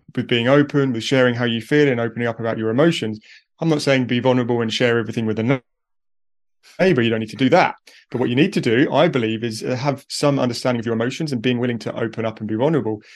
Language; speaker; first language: English; native; English